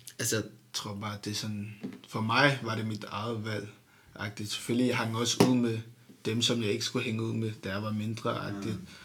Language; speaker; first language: Danish; early bilingual, other home language; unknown